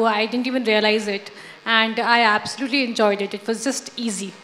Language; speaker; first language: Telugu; non-native, fluent; Hindi